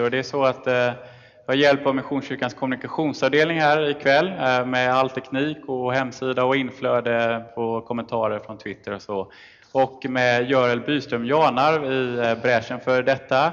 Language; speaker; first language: Swedish; native; Swedish